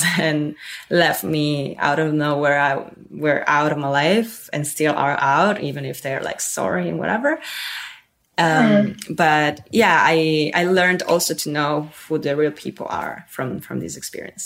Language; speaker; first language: English; non-native, fluent; Italian